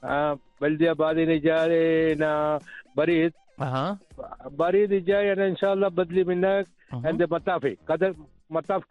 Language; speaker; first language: Arabic; non-native, learner; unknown